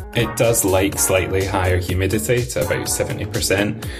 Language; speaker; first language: English; native; English